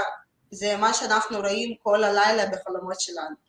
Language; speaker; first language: Hebrew; non-native, learner; Russian